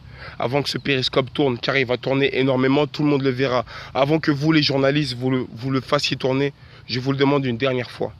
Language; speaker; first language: French; native; French